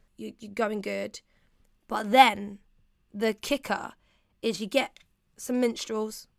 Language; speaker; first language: English; native; English